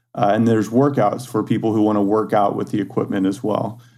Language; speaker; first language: English; native; English